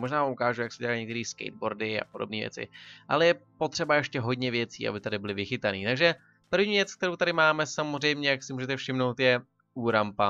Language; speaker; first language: Czech; native; Czech